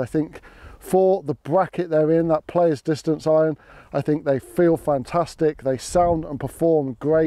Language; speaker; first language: English; native; English